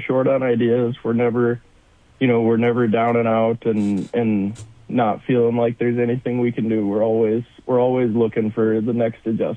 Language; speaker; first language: English; native; English